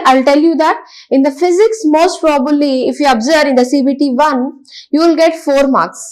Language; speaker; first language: English; non-native, local second language; Telugu